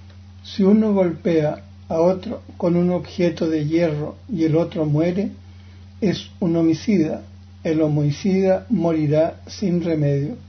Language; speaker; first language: Spanish; native; Spanish